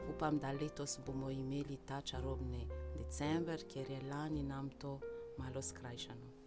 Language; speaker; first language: Slovenian; non-native, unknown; French